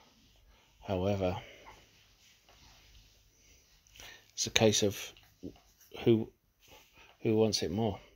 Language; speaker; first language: English; native; English